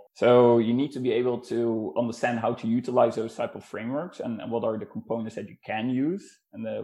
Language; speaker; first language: English; non-native, fluent; Dutch